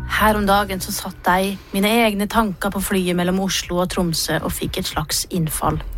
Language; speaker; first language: Norwegian; native; Norwegian